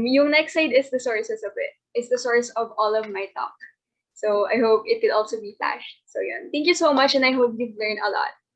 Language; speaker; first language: English; non-native, local second language; Filipino